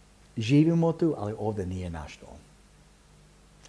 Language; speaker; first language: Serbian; early bilingual, heritage; Serbian